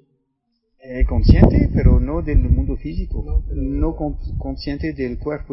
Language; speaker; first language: Spanish; non-native, fluent; French